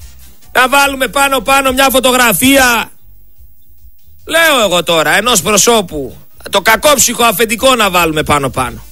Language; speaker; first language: Greek; native; Greek